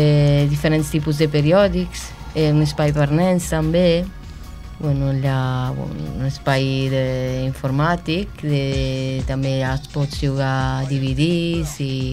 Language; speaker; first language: Catalan; non-native, fluent; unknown